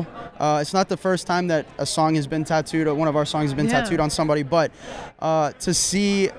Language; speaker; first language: English; native; English